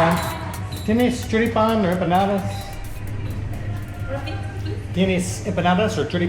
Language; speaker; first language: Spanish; non-native, learner; English